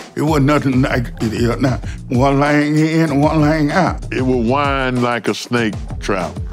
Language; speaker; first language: English; native; English